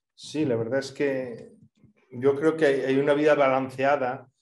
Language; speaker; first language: Spanish; native; Spanish